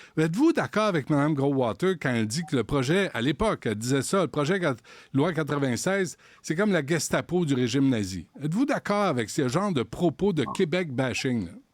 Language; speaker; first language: French; native; French